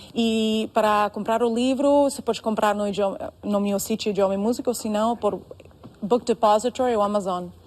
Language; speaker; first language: Portuguese; non-native, fluent; Russian